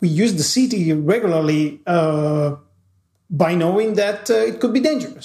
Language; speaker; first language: English; non-native, fluent; Italian